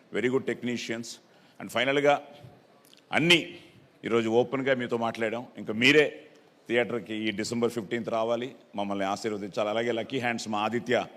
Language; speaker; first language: Telugu; native; Telugu